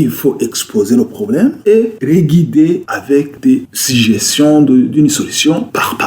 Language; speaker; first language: French; non-native, local second language; Rundi